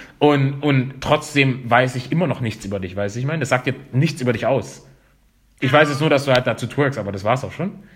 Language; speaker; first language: German; non-native, fluent; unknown